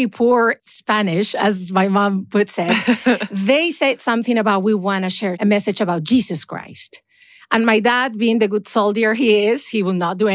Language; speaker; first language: English; non-native, fluent; Spanish